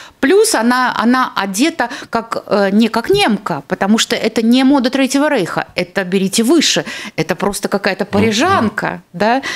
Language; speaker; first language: Russian; native; Russian